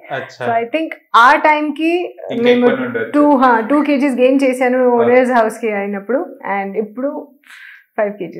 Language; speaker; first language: Telugu; non-native, learner; Hindi